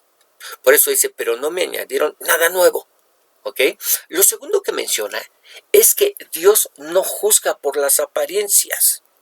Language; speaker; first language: Spanish; native; Spanish